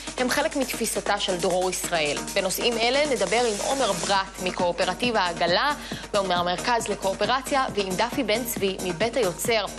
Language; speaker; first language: Hebrew; native; Hebrew